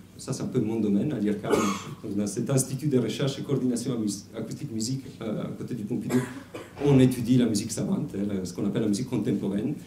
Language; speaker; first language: French; non-native, fluent; Italian